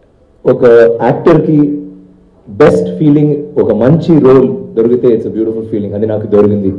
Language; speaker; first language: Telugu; non-native, learner; Tamil